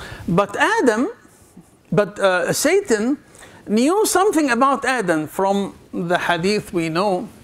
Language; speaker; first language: English; non-native, fluent; Arabic